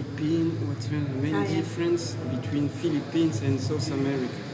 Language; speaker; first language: English; non-native, learner; French